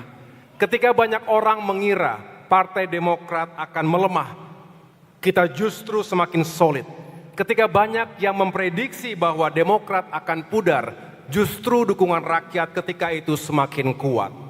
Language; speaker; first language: Indonesian; native; Indonesian